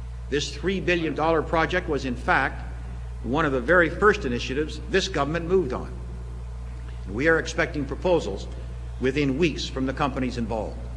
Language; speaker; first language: English; native; English